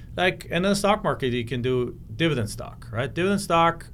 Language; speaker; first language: English; non-native, fluent; German